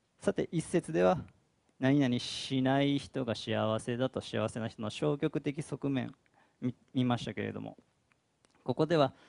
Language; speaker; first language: Japanese; native; Japanese